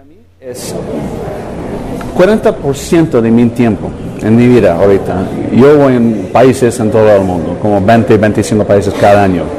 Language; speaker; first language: Spanish; non-native, learner; English